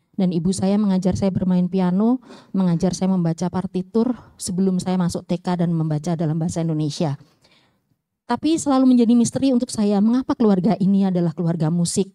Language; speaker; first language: Indonesian; native; Indonesian